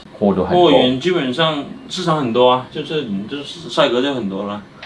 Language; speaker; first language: Chinese; native; Chinese